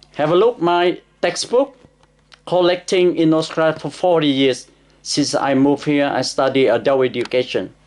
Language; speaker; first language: English; non-native, learner; Vietnamese